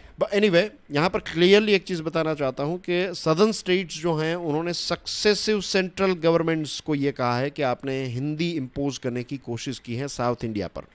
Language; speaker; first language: Hindi; non-native, local second language; Gujarati